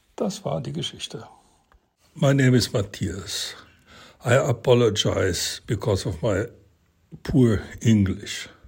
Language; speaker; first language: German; early bilingual, heritage; German